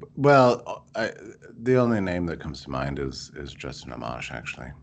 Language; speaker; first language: English; native; English